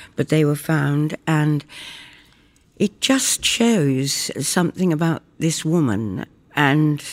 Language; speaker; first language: English; native; English